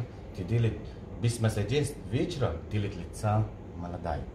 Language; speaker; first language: Russian; non-native, learner; Arabic